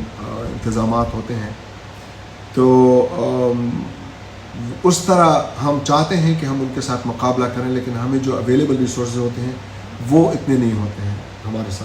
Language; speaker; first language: Hindi; non-native, local second language; Pashto